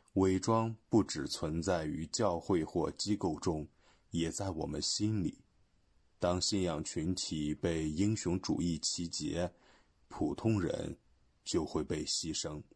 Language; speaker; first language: Chinese; non-native, fluent; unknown